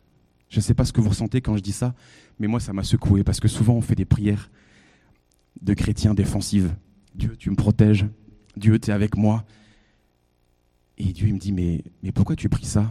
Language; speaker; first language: French; native; French